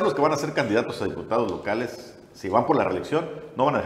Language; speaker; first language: Spanish; native; Spanish